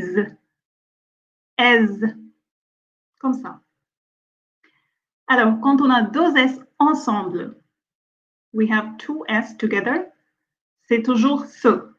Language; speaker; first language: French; non-native, fluent; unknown